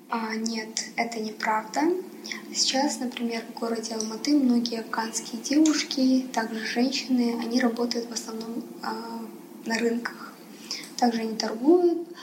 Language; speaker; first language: Russian; early bilingual, other home language; Persian